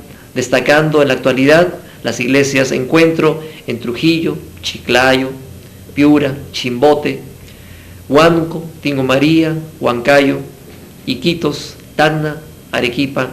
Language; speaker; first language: Spanish; native; Spanish